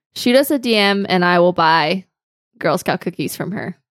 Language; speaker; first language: English; native; English